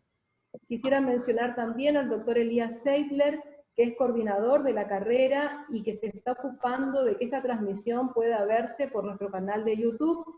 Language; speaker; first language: Spanish; native; Spanish